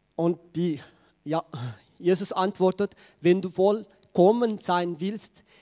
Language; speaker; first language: German; non-native, fluent; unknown